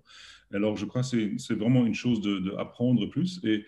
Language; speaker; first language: French; non-native, learner; German